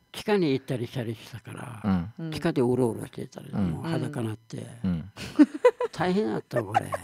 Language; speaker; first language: Japanese; native; Japanese